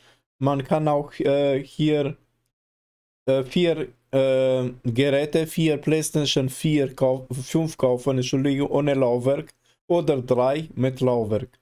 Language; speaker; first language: German; non-native, learner; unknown